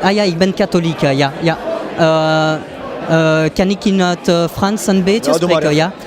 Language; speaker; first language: Dutch; non-native, local second language; French